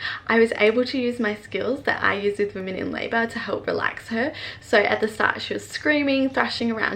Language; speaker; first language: English; native; English